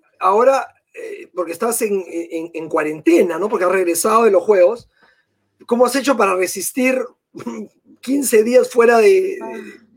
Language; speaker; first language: Spanish; native; Spanish